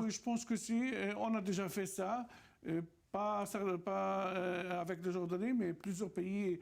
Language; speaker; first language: French; non-native, fluent; Arabic